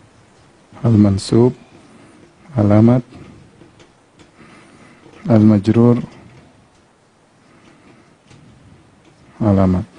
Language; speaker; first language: Arabic; non-native, fluent; Indonesian